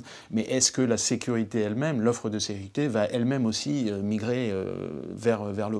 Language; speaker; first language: French; native; French